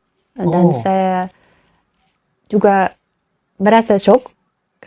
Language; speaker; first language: Indonesian; non-native, learner; Russian